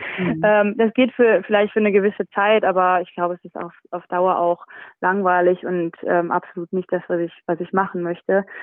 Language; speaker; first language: German; native; German